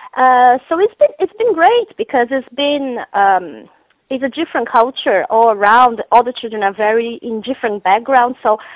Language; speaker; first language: English; non-native, fluent; Portuguese